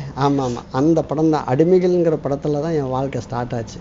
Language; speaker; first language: Tamil; native; Tamil